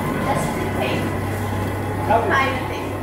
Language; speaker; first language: German; non-native, learner; Sinhala